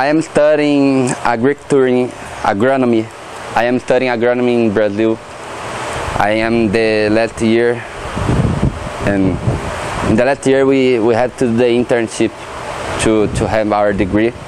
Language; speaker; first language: English; non-native, learner; Portuguese